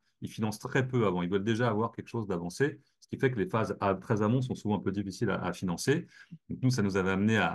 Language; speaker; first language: French; native; French